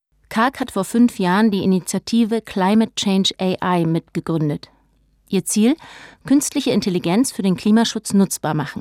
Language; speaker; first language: German; native; German